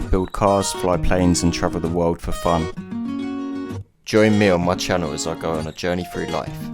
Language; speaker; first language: English; native; English